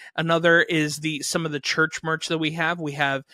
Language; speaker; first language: English; native; English